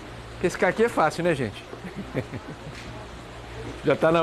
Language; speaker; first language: Portuguese; native; Portuguese